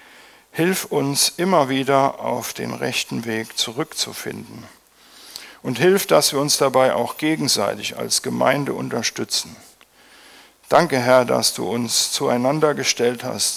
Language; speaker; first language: German; native; German